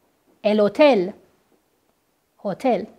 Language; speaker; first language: Spanish; non-native, fluent; Persian